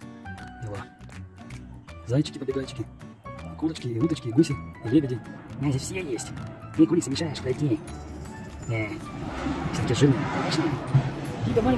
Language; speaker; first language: Russian; native; Russian